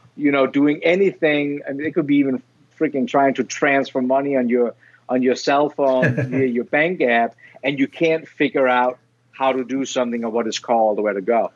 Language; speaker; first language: English; non-native, fluent; Danish